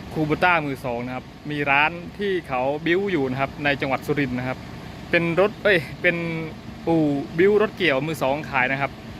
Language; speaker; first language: Thai; non-native, local second language; Northern Khmer